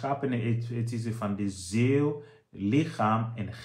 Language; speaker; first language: Dutch; non-native, fluent; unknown